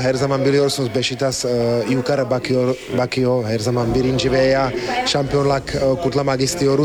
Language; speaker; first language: Turkish; non-native, learner; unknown